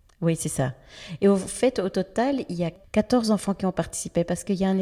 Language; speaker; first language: French; native; French